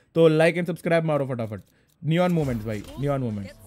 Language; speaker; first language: Hindi; non-native, local second language; Marathi